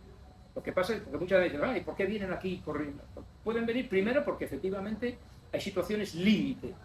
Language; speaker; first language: Spanish; native; Spanish